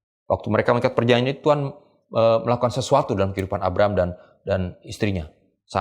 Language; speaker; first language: Indonesian; native; Indonesian